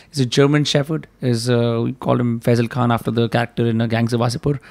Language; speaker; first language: English; non-native, local second language; Hindi